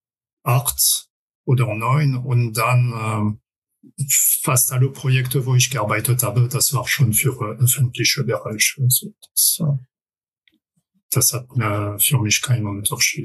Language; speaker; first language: German; non-native, fluent; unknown